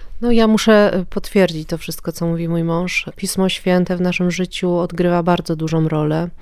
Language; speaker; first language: Polish; native; Polish